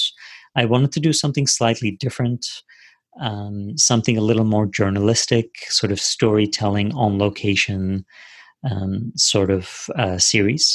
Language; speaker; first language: English; non-native, fluent; Turkish